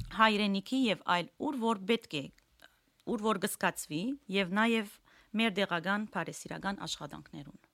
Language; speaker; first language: Armenian; native; Armenian